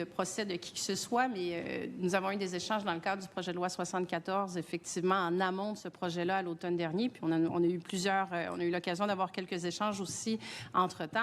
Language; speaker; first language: French; native; French